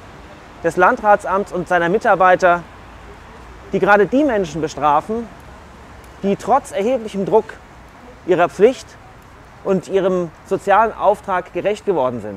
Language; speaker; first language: German; native; German